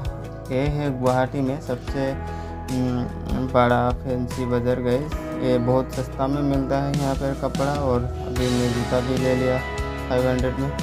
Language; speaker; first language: Hindi; non-native, local second language; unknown